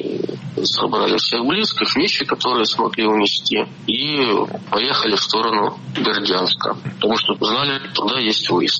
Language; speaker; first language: Russian; native; Russian